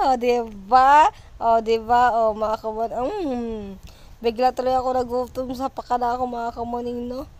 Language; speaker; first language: Filipino; native; Filipino